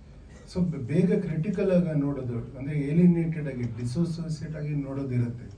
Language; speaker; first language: Kannada; native; Kannada